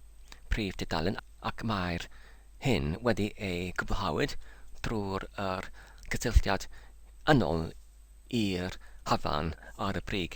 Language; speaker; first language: Welsh; non-native, learner; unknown